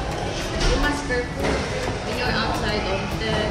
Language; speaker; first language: English; non-native, local second language; Cebuano